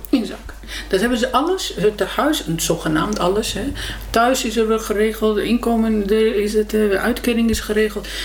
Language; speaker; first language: Dutch; non-native, fluent; Persian